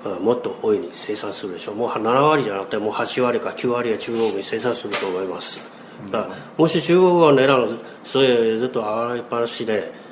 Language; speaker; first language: Japanese; non-native, fluent; Chinese